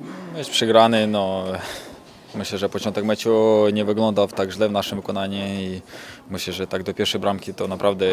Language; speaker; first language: Polish; non-native, fluent; Ukrainian